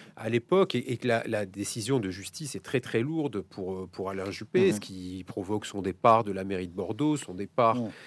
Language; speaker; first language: French; native; French